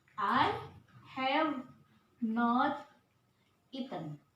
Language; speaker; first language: English; non-native, learner; Indonesian